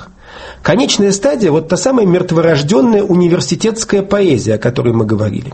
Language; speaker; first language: Russian; native; Russian